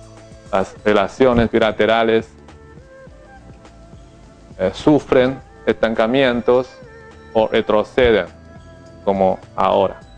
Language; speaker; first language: Spanish; non-native, fluent; Chinese